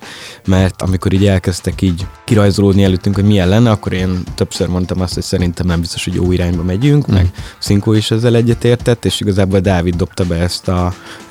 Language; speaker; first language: Hungarian; native; Hungarian